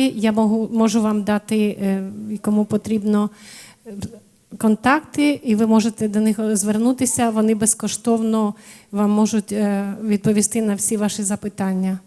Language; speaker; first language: Ukrainian; native; Ukrainian